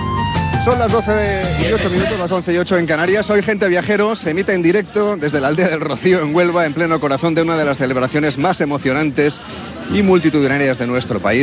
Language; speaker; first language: Spanish; native; Spanish